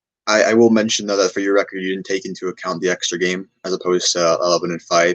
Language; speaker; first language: English; native; English